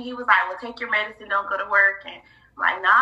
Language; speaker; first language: English; native; English